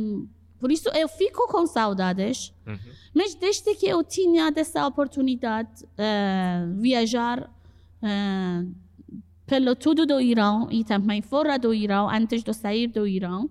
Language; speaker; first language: Portuguese; non-native, fluent; Persian